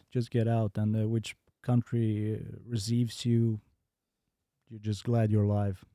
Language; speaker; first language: English; non-native, fluent; Bosnian